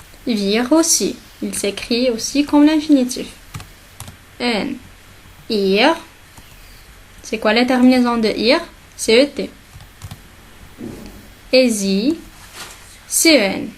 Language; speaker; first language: French; non-native, local second language; Arabic